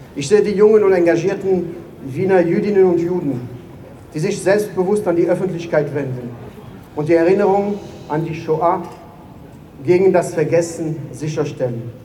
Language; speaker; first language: German; non-native, fluent; Hebrew